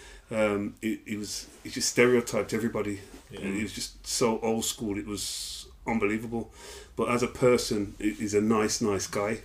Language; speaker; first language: English; native; English